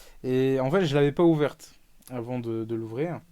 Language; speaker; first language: French; native; French